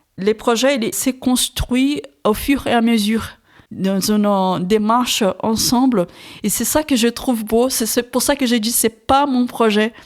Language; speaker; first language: French; non-native, fluent; Portuguese